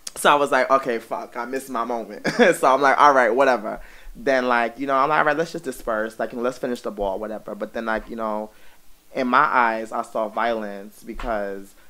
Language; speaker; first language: English; native; English